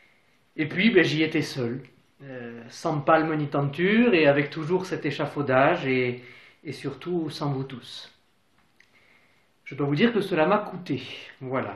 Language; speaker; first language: French; native; French